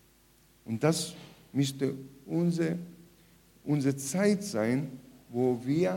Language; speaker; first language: German; non-native, fluent; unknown